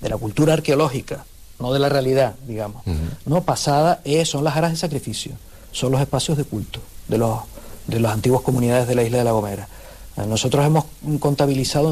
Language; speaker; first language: Spanish; native; Spanish